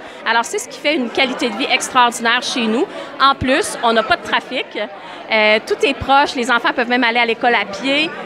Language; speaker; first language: French; native; French